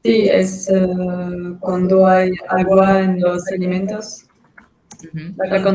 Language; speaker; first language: Spanish; non-native, learner; French